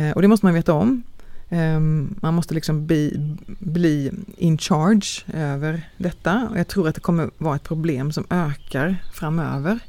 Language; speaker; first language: Swedish; native; Swedish